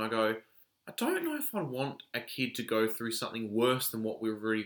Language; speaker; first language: English; native; English